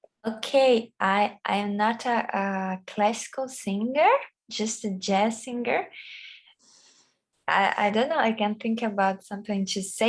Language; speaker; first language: English; non-native, learner; Portuguese